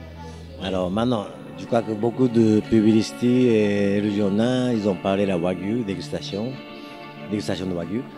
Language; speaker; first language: French; non-native, learner; Japanese